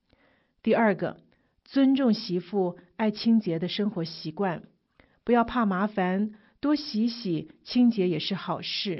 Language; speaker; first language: Chinese; native; Chinese